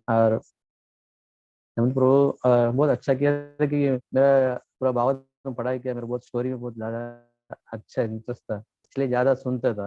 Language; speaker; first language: Hindi; non-native, local second language; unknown